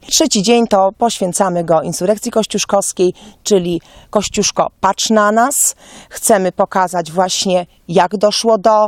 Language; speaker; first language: Polish; native; Polish